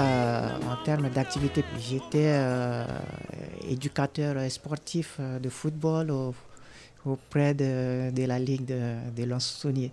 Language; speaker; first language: French; non-native, local second language; Sango